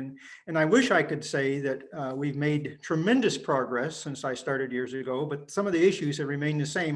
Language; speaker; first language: English; native; English